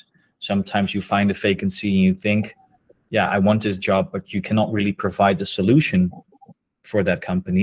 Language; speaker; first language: English; non-native, fluent; Dutch